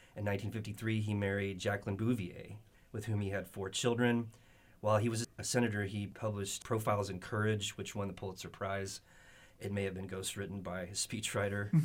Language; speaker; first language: English; native; English